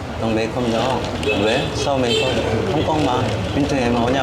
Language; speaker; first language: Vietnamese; non-native, learner; Korean